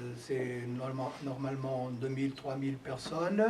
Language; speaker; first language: French; non-native, fluent; Portuguese